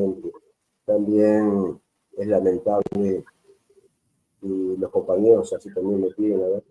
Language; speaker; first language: Spanish; native; Spanish